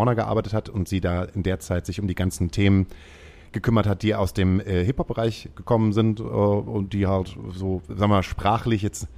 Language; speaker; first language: German; native; German